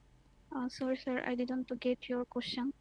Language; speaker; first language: English; non-native, learner; Bangla